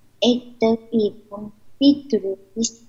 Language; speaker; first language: Russian; non-native, learner; Vietnamese